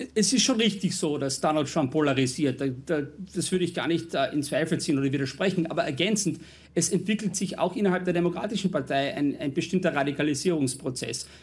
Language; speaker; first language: German; non-native, fluent; English